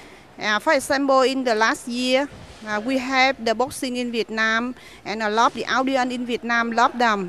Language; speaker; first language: English; non-native, learner; Vietnamese